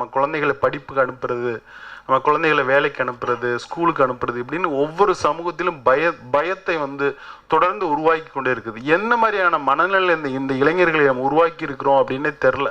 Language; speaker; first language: Tamil; native; Tamil